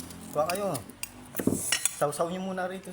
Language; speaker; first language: Filipino; non-native, local second language; Cebuano